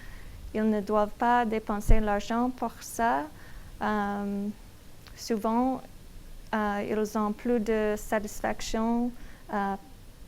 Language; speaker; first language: French; non-native, learner; English